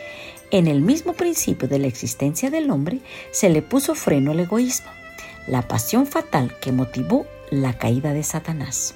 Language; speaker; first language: Spanish; native; Spanish